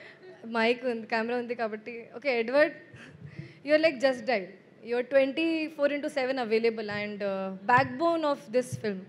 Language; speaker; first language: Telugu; non-native, learner; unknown